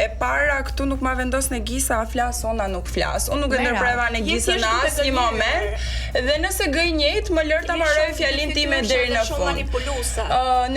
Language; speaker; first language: Albanian; native; Albanian